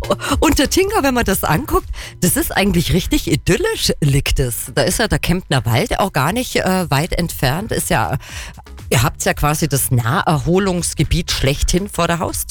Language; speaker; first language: German; native; German